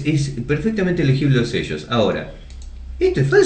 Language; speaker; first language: Spanish; native; Spanish